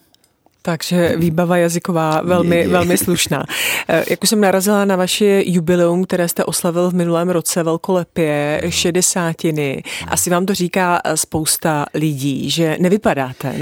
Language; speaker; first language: Czech; native; Czech